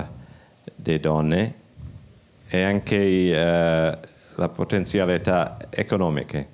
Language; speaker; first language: Italian; non-native, learner; English